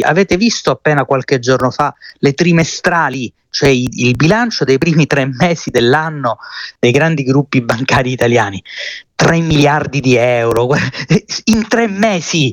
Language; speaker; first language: Italian; native; Italian